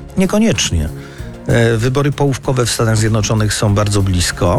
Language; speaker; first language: Polish; native; Polish